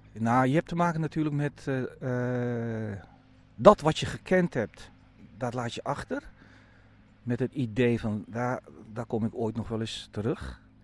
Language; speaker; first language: Dutch; native; Dutch